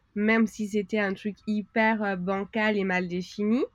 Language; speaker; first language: French; native; French